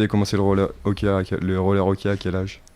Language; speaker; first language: French; native; French